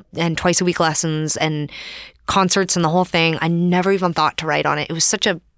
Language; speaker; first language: English; native; English